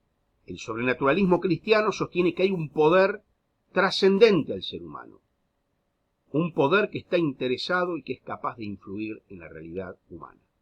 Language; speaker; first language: Spanish; native; Spanish